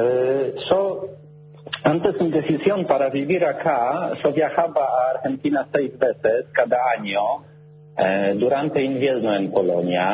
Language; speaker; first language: Spanish; non-native, learner; Polish